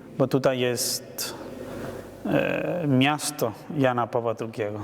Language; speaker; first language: Polish; non-native, learner; Spanish